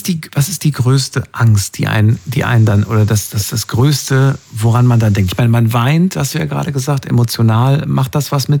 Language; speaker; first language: German; native; German